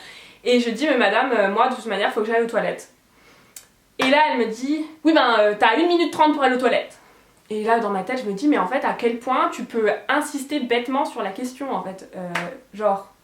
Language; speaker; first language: French; native; French